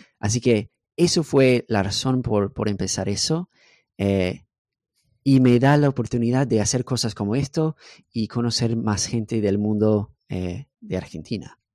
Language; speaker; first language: Spanish; non-native, fluent; English